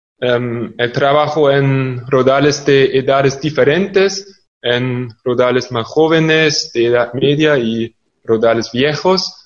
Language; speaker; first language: Spanish; non-native, fluent; German